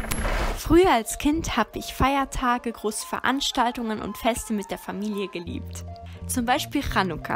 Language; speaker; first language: German; early bilingual, other home language; Russian